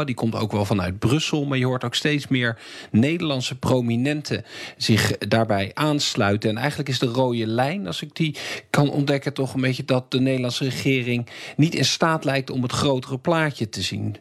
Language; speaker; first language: Dutch; native; Dutch